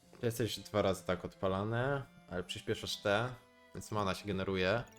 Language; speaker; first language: Polish; native; Polish